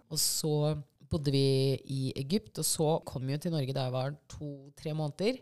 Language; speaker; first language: Norwegian; early bilingual, other home language; Shona